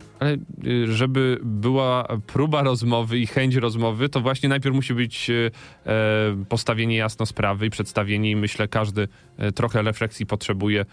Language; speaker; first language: Polish; native; Polish